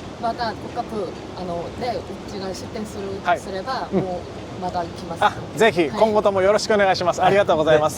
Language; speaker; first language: Japanese; non-native, fluent; Korean